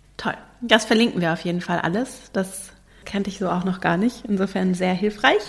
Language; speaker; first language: German; native; German